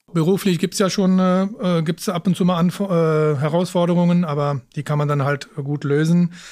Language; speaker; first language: German; early bilingual, other home language; Punjabi